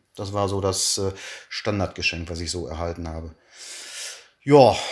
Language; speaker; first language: German; native; German